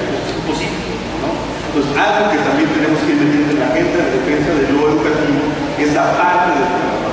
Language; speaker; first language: Spanish; native; Spanish